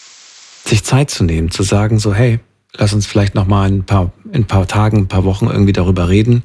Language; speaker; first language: German; native; German